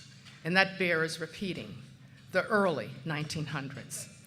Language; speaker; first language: English; native; English